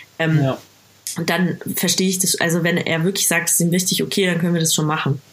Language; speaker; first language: German; native; German